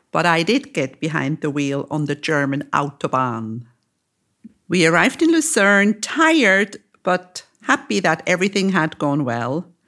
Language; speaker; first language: English; non-native, fluent; German